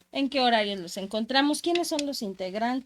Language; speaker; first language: Spanish; native; Spanish